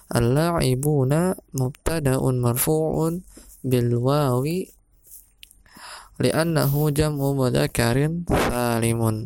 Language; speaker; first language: Arabic; non-native, fluent; Indonesian